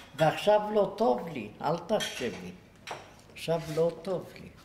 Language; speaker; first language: Hebrew; non-native, fluent; Yiddish